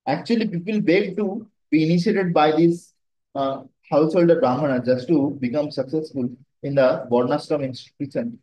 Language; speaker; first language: English; non-native, local second language; Bangla